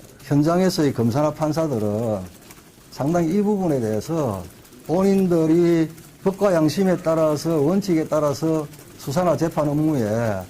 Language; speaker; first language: Korean; native; Korean